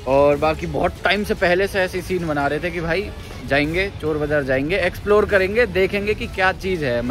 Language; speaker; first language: Hindi; native; Hindi